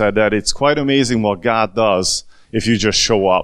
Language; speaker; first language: English; non-native, fluent; Hungarian